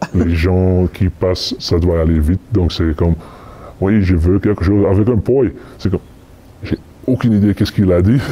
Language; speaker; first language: French; non-native, fluent; English